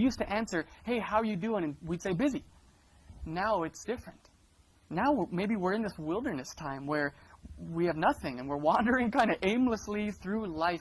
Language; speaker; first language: English; native; English